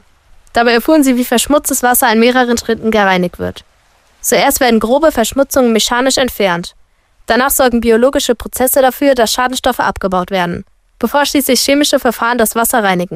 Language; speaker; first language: German; native; German